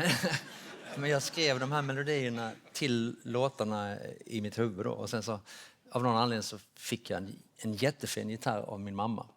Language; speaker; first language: Swedish; native; Swedish